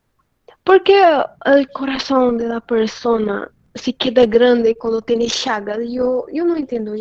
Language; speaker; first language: Spanish; non-native, learner; Portuguese